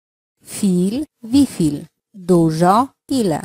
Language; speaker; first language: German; non-native, fluent; Polish